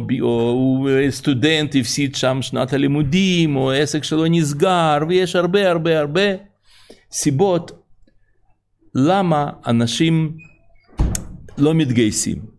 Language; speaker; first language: Hebrew; non-native, fluent; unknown